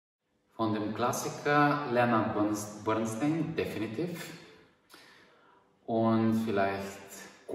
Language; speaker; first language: German; non-native, fluent; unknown